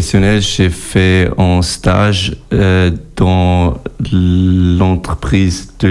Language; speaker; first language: French; non-native, learner; German